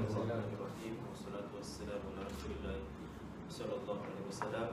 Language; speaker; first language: Arabic; non-native, learner; Malay